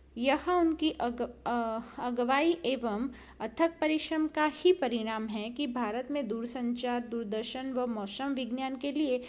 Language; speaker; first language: Hindi; non-native, local second language; Gujarati